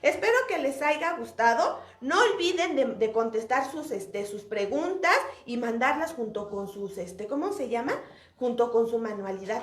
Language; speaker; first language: Spanish; native; Spanish